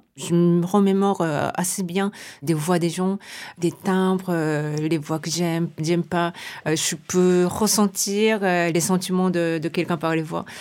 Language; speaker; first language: French; non-native, fluent; Japanese